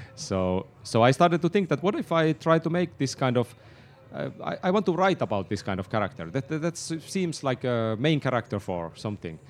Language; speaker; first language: English; non-native, fluent; Finnish